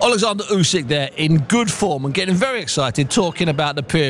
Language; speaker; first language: English; native; English